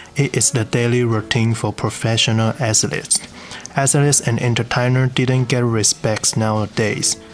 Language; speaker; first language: English; non-native, learner; Chinese